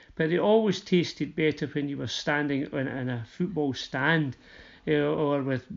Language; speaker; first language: English; native; English